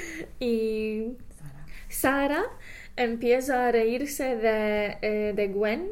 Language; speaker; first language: Spanish; non-native, learner; English